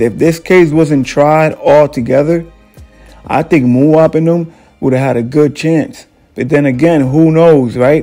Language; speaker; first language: English; native; English